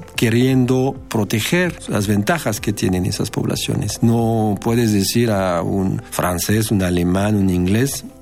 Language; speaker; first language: Spanish; non-native, fluent; French